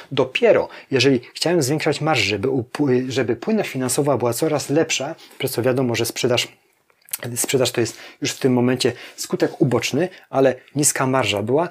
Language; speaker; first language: Polish; native; Polish